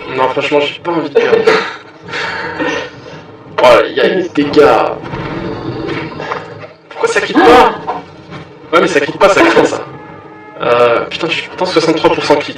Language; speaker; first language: French; native; French